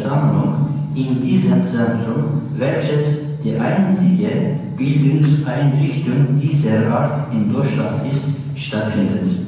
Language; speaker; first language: German; non-native, learner; Turkish